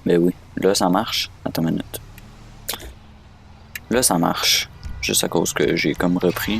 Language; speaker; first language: French; native; French